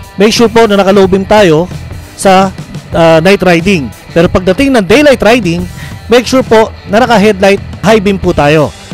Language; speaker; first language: Filipino; native; Filipino